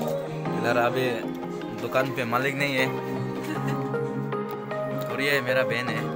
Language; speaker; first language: Hindi; non-native, local second language; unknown